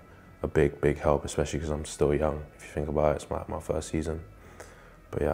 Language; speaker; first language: English; native; English